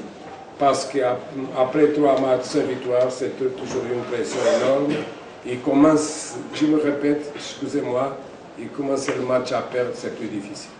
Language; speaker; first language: French; non-native, fluent; Portuguese